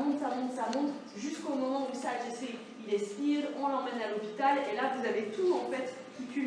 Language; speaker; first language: French; native; French